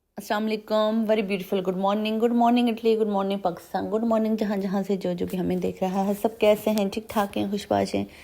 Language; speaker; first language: Hindi; non-native, local second language; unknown